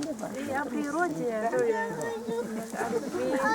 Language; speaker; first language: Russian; non-native, learner; Chinese